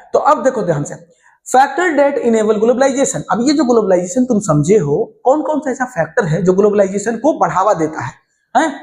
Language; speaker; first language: Hindi; native; Hindi